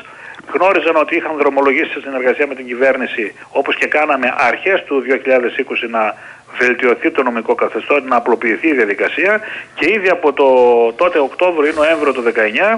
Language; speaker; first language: Greek; native; Greek